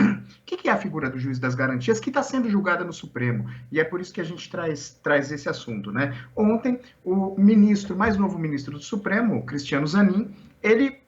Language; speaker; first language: Portuguese; native; Portuguese